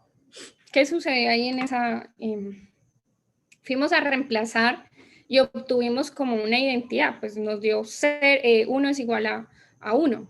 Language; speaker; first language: Spanish; native; Spanish